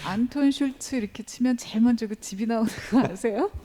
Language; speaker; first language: Korean; native; Korean